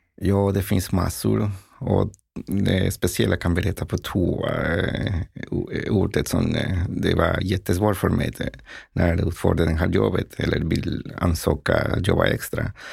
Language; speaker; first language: Swedish; non-native, learner; Spanish